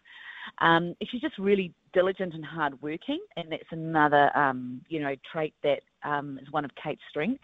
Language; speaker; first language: English; native; English